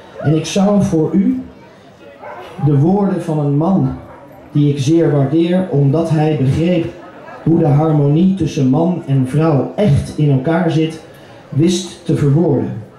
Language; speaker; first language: Dutch; native; Dutch